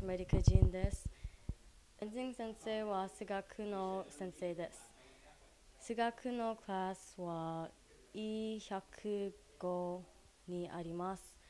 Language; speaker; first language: Japanese; non-native, learner; English